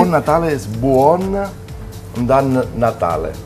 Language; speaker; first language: German; non-native, fluent; Italian